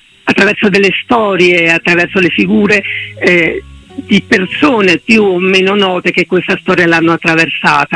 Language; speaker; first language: Italian; native; Italian